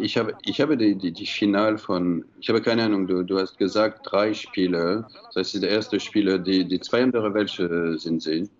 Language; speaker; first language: German; non-native, fluent; French